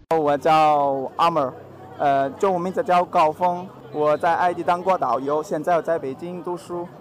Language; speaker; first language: Chinese; non-native, learner; Arabic